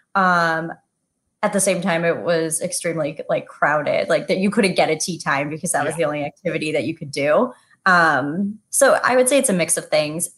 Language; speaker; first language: English; native; English